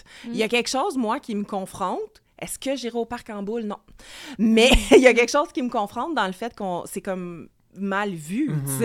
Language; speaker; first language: French; native; French